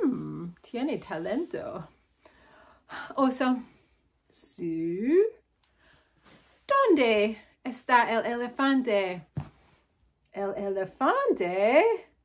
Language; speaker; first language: Spanish; non-native, fluent; English